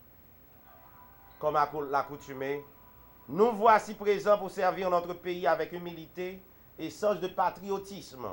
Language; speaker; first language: French; non-native, local second language; Haitian Creole